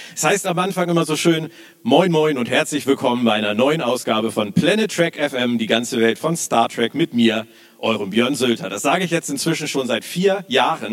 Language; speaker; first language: German; native; German